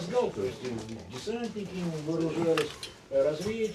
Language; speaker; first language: Russian; native; Russian